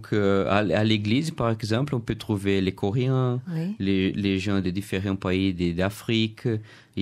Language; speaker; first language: French; non-native, learner; Portuguese